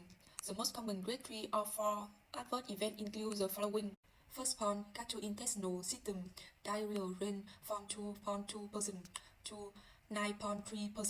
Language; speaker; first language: English; non-native, learner; Vietnamese